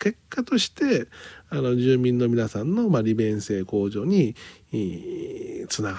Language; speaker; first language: Japanese; native; Japanese